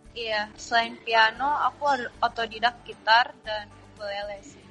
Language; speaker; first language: Indonesian; early bilingual, heritage; Indonesian